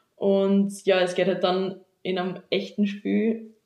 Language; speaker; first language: German; native; German